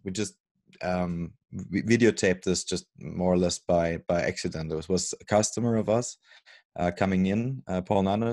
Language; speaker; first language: English; non-native, fluent; German